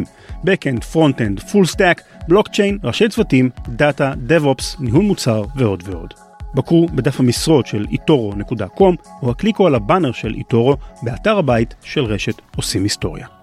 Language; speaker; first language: Hebrew; native; Hebrew